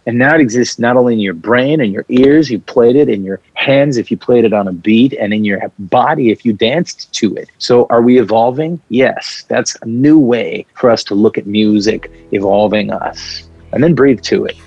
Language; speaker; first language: English; early bilingual, other home language; Arabic